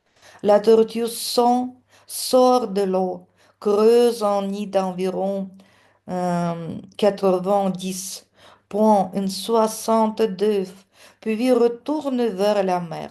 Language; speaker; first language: French; non-native, fluent; Russian